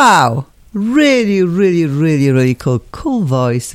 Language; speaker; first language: English; non-native, fluent; Polish